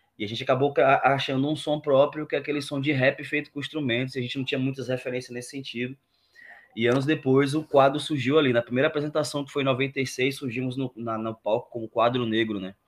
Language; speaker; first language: Portuguese; native; Portuguese